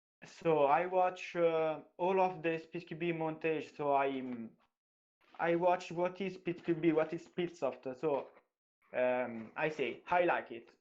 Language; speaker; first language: English; non-native, learner; Italian